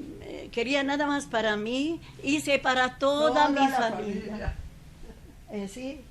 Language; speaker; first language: Spanish; non-native, fluent; Persian